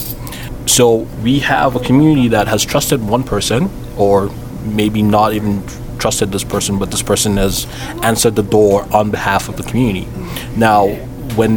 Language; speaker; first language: English; non-native, local second language; Igbo